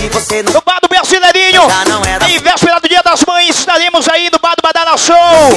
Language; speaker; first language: Portuguese; native; Portuguese